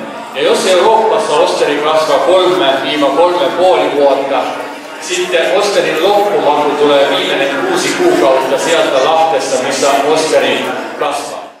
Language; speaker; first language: Finnish; non-native, fluent; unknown